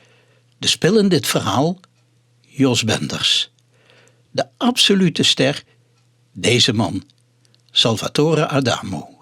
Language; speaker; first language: Dutch; native; Dutch